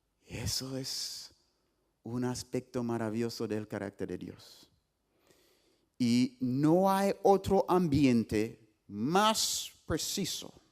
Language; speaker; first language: Spanish; non-native, fluent; English